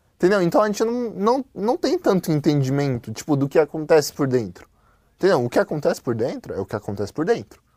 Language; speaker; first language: Portuguese; non-native, fluent; Chinese